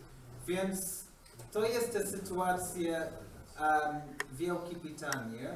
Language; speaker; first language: Polish; non-native, learner; English